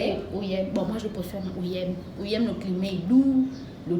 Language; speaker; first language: French; non-native, local second language; Fang